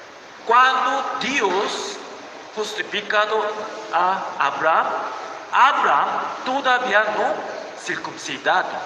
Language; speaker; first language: Spanish; non-native, learner; Korean